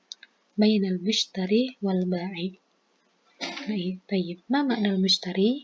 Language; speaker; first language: Arabic; non-native, fluent; Indonesian